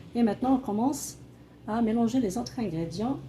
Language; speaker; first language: French; non-native, local second language; Arabic